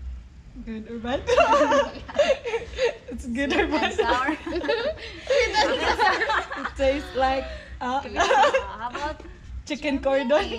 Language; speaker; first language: English; non-native, local second language; Filipino